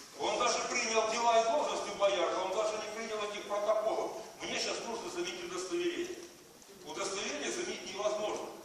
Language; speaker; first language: Russian; native; Russian